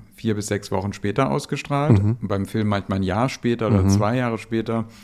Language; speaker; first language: German; native; German